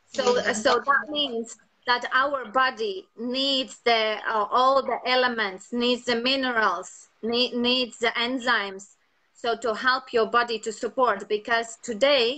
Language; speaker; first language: English; non-native, fluent; Latvian